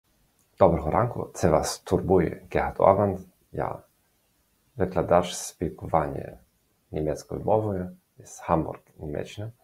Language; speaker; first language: Ukrainian; non-native, learner; German